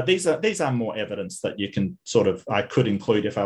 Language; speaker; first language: English; native; English